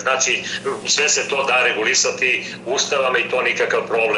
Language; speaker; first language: Serbian; native; Serbian